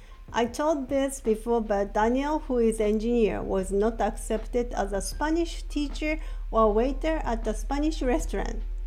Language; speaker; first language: English; non-native, fluent; Japanese